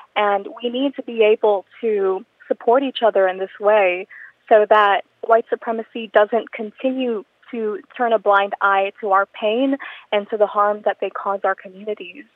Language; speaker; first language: English; non-native, local second language; Filipino